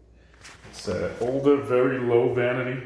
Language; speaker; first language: English; native; English